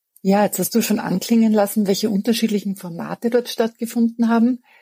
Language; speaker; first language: German; native; German